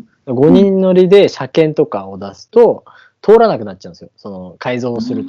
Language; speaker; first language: Japanese; native; Japanese